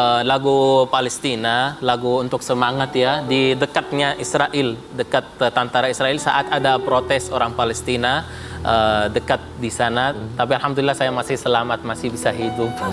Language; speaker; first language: Indonesian; non-native, fluent; Arabic